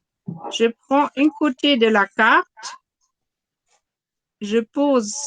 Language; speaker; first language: French; non-native, fluent; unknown